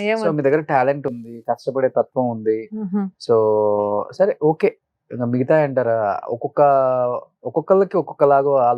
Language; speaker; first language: Telugu; native; Telugu